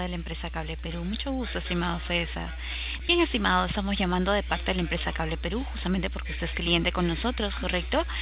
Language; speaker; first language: Spanish; native; Spanish